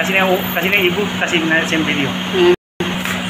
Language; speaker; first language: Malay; non-native, learner; Bangla